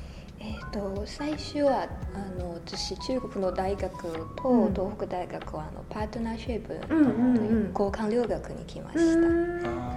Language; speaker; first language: Japanese; non-native, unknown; Chinese